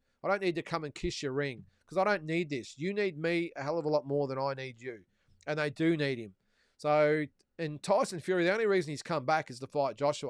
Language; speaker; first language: English; native; English